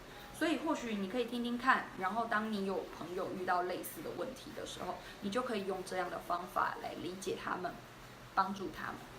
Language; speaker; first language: Chinese; native; Chinese